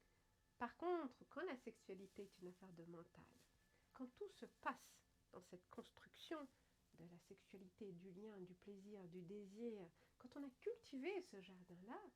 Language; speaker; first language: French; native; French